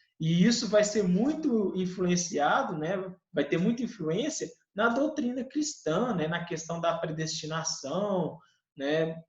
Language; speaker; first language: Portuguese; native; Portuguese